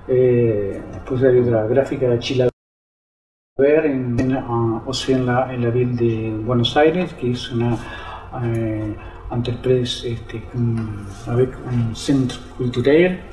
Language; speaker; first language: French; non-native, learner; Spanish